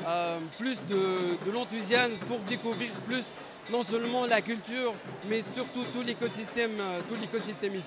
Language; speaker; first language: French; non-native, local second language; Arabic